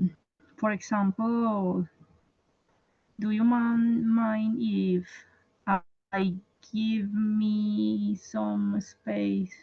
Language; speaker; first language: English; non-native, learner; Spanish